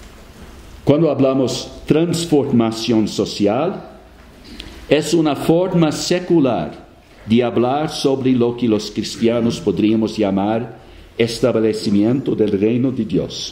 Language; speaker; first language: Spanish; non-native, fluent; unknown